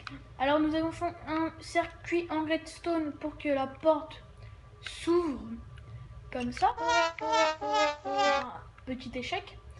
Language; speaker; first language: French; native; French